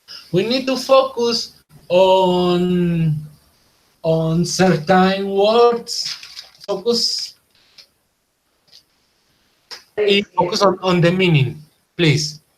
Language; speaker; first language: English; non-native, learner; Spanish